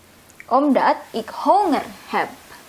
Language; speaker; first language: Dutch; non-native, fluent; Indonesian